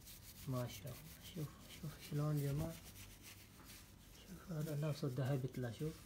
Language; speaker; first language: Arabic; non-native, learner; Urdu